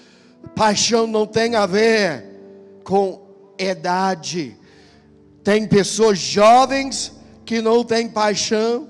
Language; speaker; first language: Portuguese; non-native, fluent; English